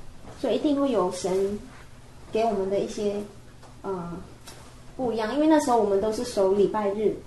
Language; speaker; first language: Chinese; native; Chinese